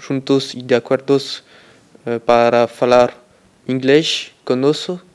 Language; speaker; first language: Portuguese; non-native, learner; French